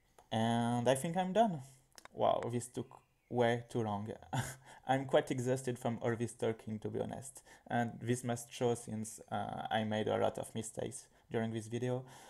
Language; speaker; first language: English; non-native, fluent; French